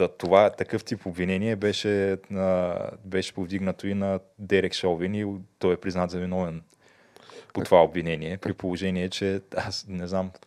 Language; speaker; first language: Bulgarian; native; Bulgarian